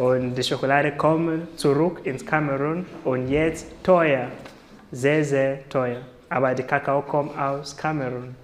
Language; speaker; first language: German; non-native, learner; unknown